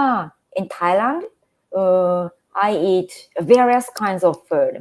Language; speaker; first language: English; non-native, fluent; Japanese